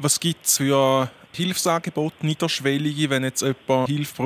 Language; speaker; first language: German; native; German